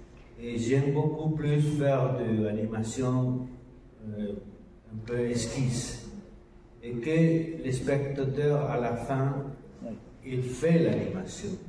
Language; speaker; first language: French; non-native, learner; Spanish